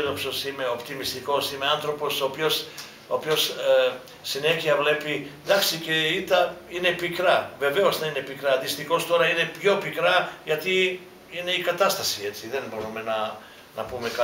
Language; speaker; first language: Greek; non-native, fluent; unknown